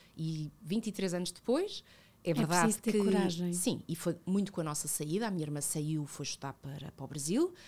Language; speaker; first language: Portuguese; early bilingual, other home language; Spanish